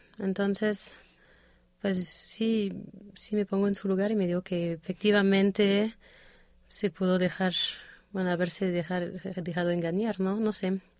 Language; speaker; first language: Spanish; non-native, fluent; French